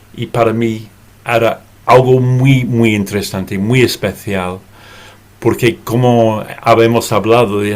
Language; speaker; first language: Spanish; non-native, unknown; English